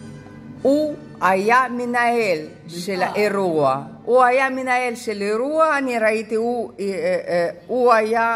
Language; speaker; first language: Hebrew; non-native, fluent; Russian